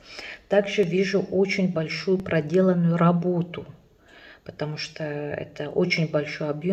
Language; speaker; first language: Russian; non-native, local second language; Yakut